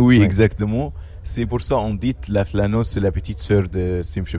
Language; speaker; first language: French; non-native, learner; Arabic